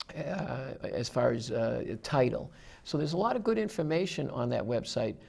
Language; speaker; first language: English; native; English